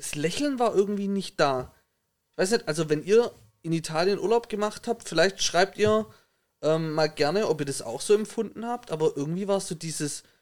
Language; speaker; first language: German; native; German